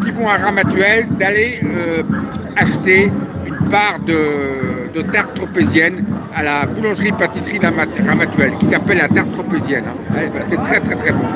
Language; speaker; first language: French; native; French